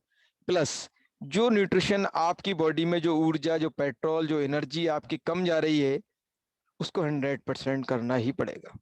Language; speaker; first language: Hindi; native; Hindi